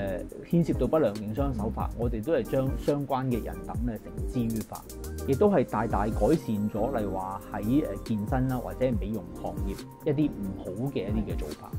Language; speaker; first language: Cantonese; native; Cantonese